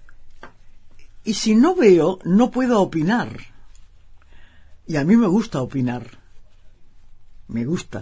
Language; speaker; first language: Spanish; native; Spanish